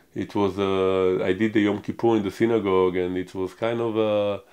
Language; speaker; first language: English; non-native, fluent; Hebrew